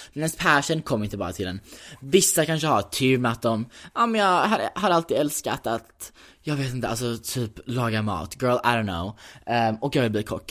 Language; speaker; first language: Swedish; early bilingual, heritage; Swedish